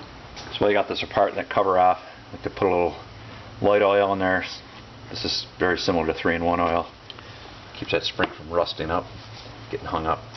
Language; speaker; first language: English; native; English